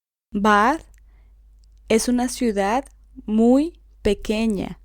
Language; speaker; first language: Spanish; non-native, learner; English